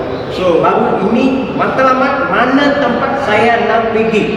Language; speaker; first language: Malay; non-native, local second language; Tamil